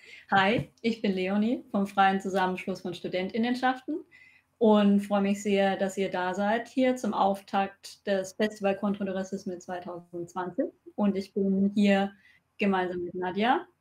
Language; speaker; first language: German; native; German